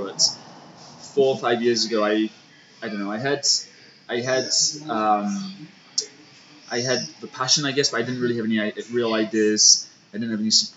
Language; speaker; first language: English; native; English